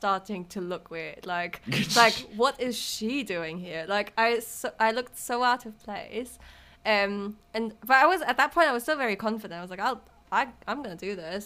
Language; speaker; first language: English; non-native, fluent; German